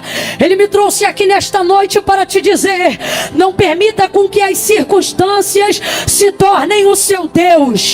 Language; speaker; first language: Portuguese; native; Portuguese